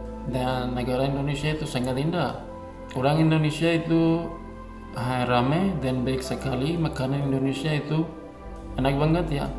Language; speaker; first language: Indonesian; non-native, learner; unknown